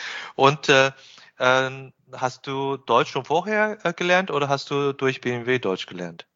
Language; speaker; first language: German; non-native, fluent; Chinese